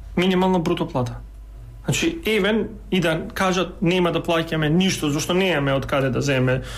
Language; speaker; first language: Macedonian; non-native, local second language; Albanian